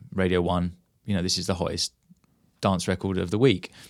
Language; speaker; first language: English; native; English